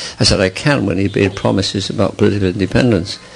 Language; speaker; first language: English; native; English